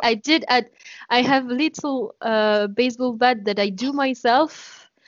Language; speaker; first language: English; non-native, fluent; French